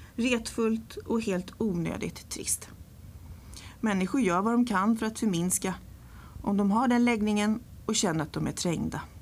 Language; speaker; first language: Swedish; early bilingual, other home language; English